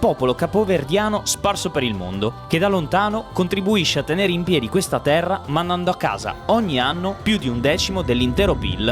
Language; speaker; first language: Italian; native; Italian